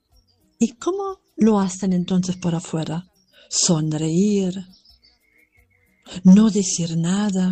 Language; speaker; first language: Spanish; non-native, fluent; German